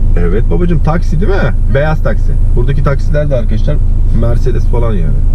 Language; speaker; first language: Turkish; native; Turkish